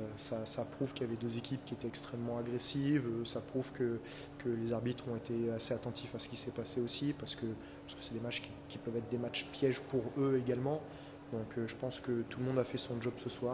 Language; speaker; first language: French; native; French